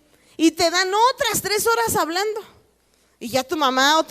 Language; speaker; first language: Spanish; native; Spanish